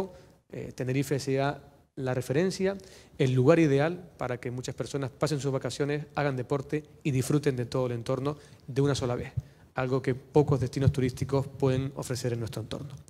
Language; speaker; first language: Spanish; native; Spanish